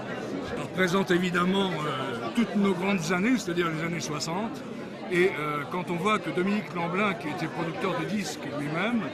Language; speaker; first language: French; native; French